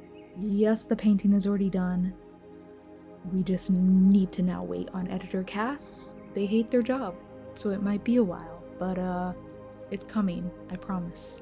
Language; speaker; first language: English; native; English